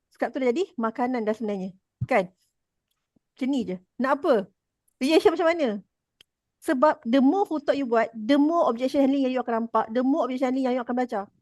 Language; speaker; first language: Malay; native; Malay